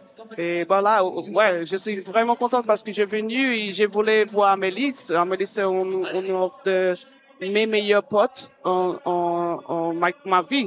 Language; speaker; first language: French; non-native, fluent; Portuguese